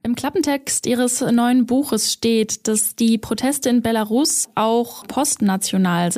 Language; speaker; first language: German; native; German